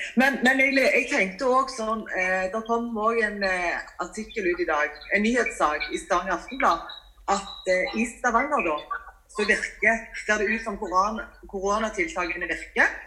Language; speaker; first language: Norwegian; native; Norwegian